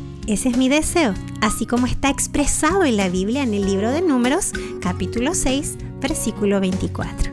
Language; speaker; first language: Spanish; native; Spanish